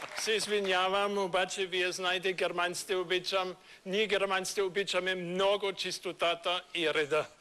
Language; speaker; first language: Bulgarian; non-native, fluent; German